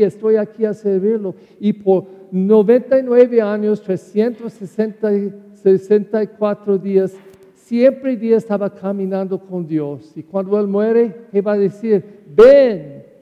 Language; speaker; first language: Spanish; non-native, learner; English